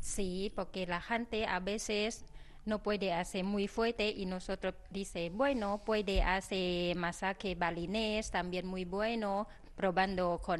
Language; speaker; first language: Spanish; non-native, learner; Thai